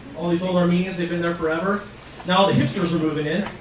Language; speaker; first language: English; native; English